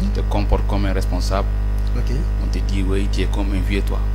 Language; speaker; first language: French; non-native, local second language; Fula